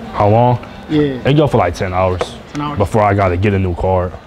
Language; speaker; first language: English; native; English